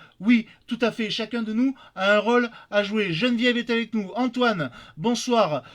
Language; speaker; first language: French; native; French